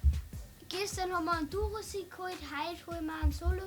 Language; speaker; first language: German; native; German